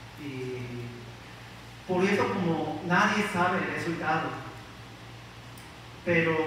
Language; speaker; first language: Spanish; non-native, learner; Korean